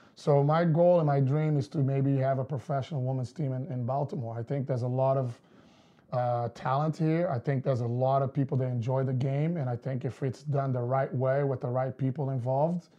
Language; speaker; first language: English; non-native, fluent; Portuguese